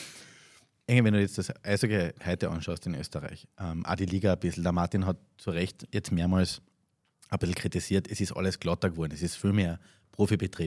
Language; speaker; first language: German; native; German